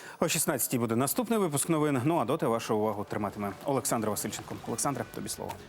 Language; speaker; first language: Ukrainian; native; Ukrainian